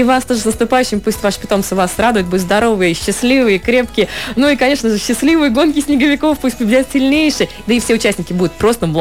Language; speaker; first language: Russian; native; Russian